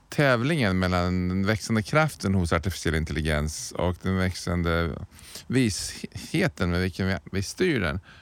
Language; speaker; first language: Swedish; native; Swedish